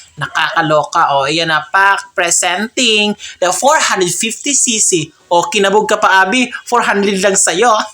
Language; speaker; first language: Filipino; non-native, local second language; Cebuano